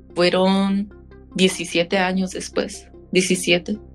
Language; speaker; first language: Spanish; early bilingual, heritage; Spanish